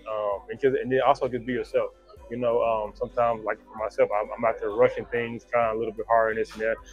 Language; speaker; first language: English; native; English